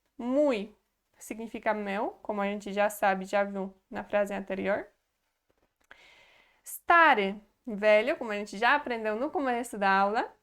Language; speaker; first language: Portuguese; non-native, fluent; Polish